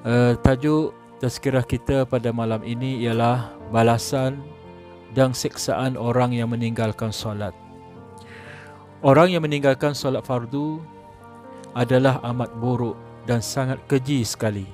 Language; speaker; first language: Malay; native; Malay